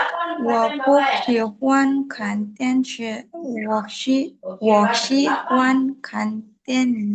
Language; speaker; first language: Chinese; non-native, learner; Indonesian